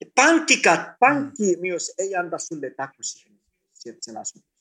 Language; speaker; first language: Finnish; non-native, fluent; Greek